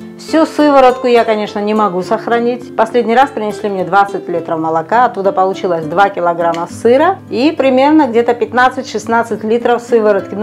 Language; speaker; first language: Russian; non-native, local second language; Georgian